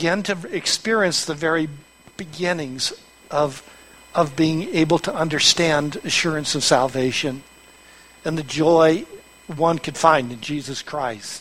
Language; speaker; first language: English; native; English